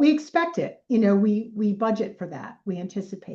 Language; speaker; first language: English; native; English